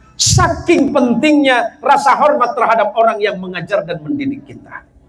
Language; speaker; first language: Malay; non-native, local second language; Madurese